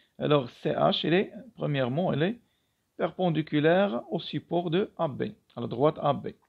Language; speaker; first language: French; non-native, local second language; Arabic